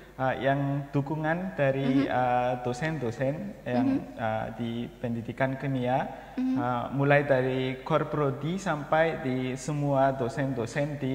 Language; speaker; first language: Indonesian; non-native, fluent; Malagasy